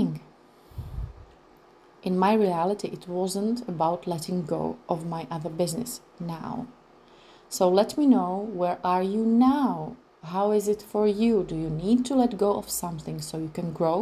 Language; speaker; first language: English; non-native, fluent; Czech